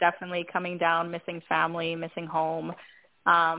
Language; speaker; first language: English; native; English